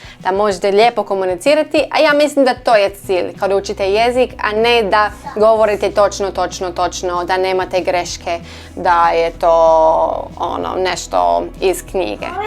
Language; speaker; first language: Croatian; non-native, learner; English